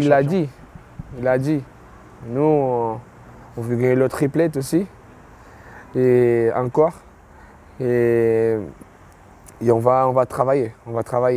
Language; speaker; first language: French; non-native, fluent; Portuguese